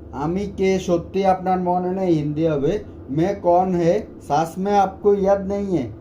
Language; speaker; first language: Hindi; non-native, learner; Bangla